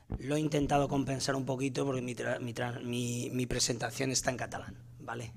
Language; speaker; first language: Spanish; native; Spanish